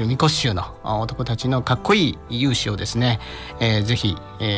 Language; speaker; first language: Japanese; native; Japanese